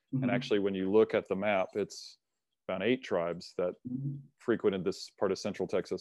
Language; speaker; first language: English; native; English